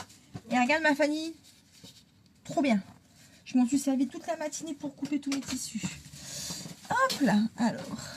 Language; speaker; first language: French; native; French